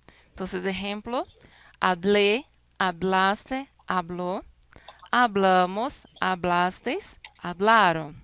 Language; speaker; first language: Spanish; non-native, fluent; Portuguese